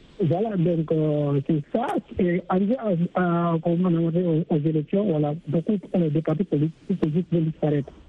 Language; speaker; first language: French; non-native, local second language; Fula